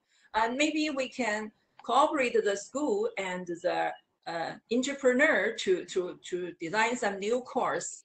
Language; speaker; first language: English; non-native, learner; Chinese